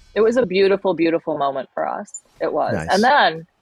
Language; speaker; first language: English; early bilingual, other home language; Chinese